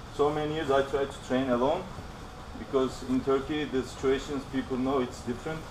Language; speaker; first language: English; non-native, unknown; Turkish